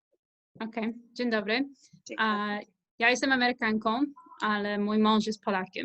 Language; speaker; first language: Polish; non-native, learner; English